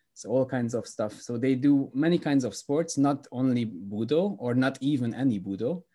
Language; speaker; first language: English; non-native, fluent; Hungarian